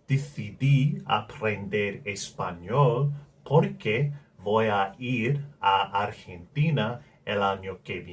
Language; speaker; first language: Spanish; non-native, learner; English